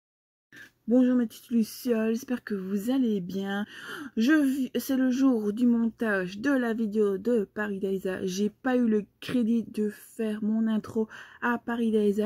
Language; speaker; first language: French; native; French